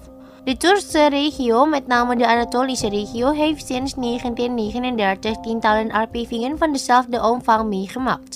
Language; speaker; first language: Dutch; non-native, fluent; Indonesian